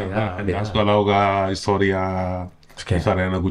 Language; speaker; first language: Basque; non-native, learner; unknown